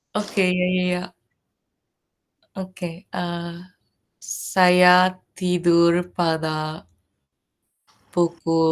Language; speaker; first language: Indonesian; non-native, learner; Japanese